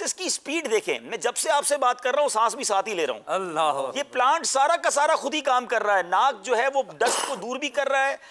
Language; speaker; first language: Urdu; native; Urdu